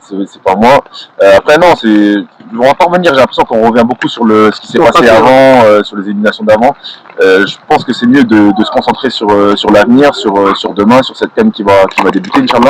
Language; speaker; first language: French; native; French